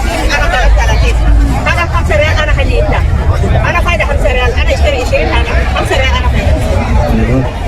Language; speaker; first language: Arabic; non-native, learner; Indonesian